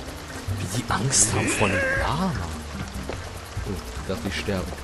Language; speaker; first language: German; native; German